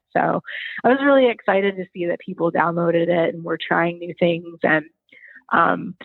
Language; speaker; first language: English; native; English